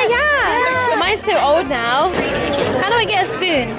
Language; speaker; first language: English; native; English